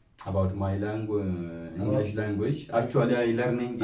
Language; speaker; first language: English; non-native, learner; Oromo